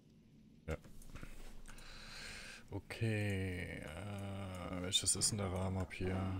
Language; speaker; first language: German; native; German